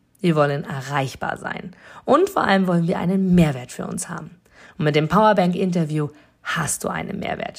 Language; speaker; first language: German; native; German